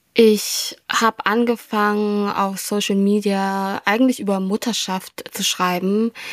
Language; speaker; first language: German; early bilingual, other home language; Vietnamese